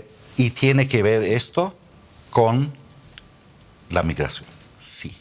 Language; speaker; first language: Spanish; non-native, fluent; German